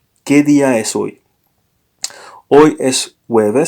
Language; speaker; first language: Spanish; non-native, learner; English